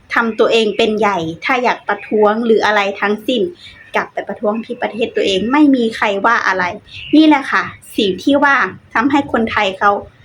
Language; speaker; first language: Thai; native; Thai